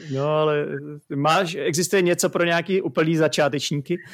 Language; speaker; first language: Czech; native; Czech